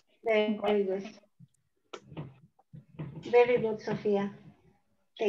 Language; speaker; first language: English; non-native, learner; Spanish